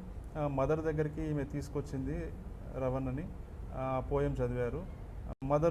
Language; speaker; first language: Telugu; native; Telugu